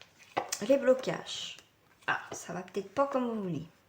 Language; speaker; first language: French; native; French